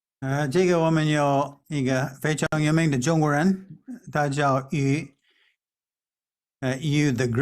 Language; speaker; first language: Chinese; non-native, fluent; English